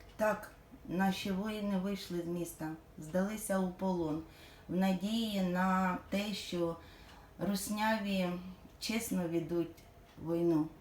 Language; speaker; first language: Ukrainian; non-native, local second language; Russian